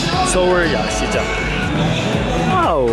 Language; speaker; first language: Korean; non-native, fluent; Chinese